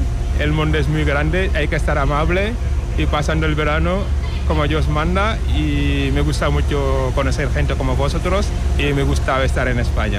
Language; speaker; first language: Spanish; non-native, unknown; Wolof